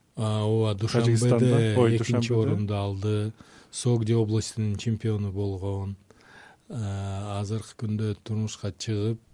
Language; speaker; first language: Kyrgyz; non-native, local second language; Uzbek